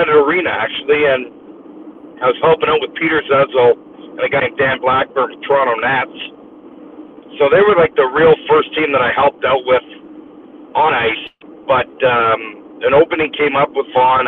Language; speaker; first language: English; native; English